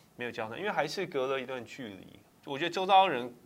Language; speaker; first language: Chinese; native; Chinese